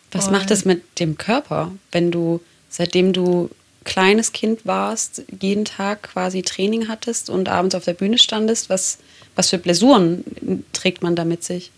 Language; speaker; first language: German; native; German